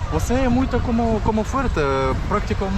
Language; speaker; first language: Portuguese; non-native, learner; Russian